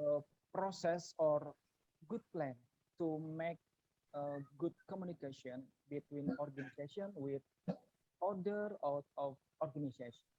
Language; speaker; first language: English; non-native, learner; Indonesian